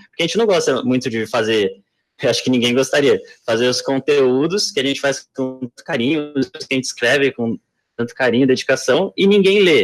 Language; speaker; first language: Portuguese; native; Portuguese